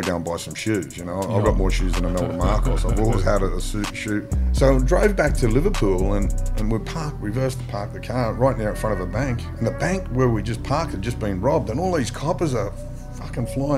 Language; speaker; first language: English; native; English